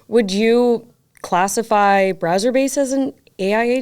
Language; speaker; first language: English; native; English